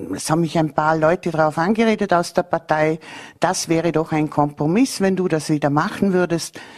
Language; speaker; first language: German; native; German